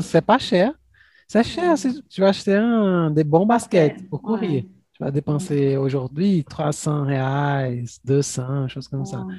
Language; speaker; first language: French; non-native, fluent; Portuguese